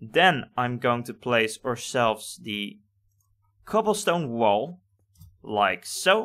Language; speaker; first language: English; non-native, fluent; Dutch